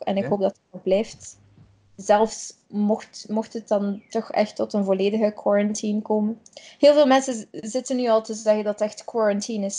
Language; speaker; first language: Dutch; native; Dutch